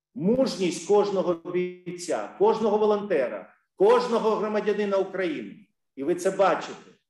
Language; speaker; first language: Ukrainian; native; Ukrainian